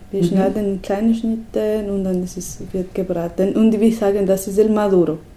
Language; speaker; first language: German; non-native, learner; Spanish